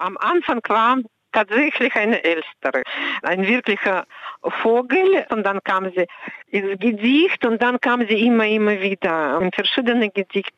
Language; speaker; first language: German; non-native, fluent; Russian